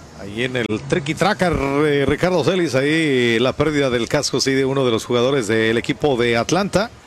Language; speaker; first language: Spanish; native; Spanish